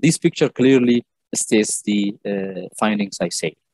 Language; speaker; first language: English; non-native, local second language; Amharic